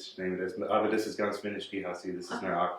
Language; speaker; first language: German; non-native, learner; English